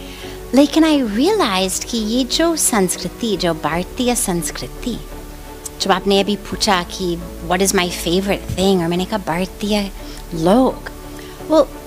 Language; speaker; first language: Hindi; non-native, fluent; English